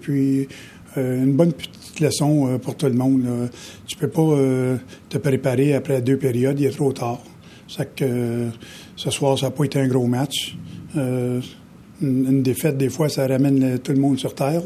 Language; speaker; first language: French; native; French